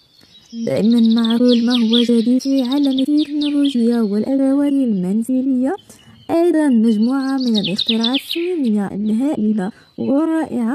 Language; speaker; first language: Arabic; native; Arabic